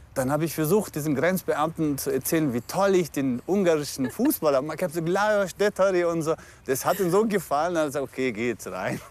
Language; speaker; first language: German; early bilingual, other home language; Turkish